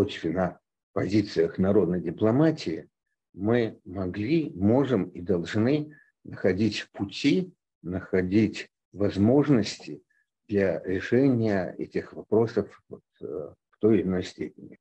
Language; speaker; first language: Russian; native; Russian